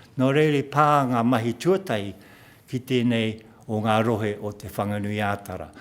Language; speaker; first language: Māori; non-native, local second language; English